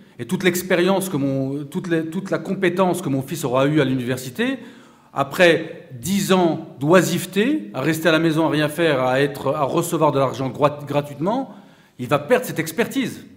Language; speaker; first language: French; native; French